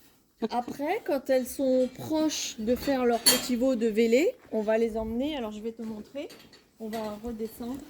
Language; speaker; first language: French; native; French